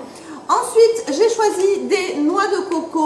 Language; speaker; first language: French; native; French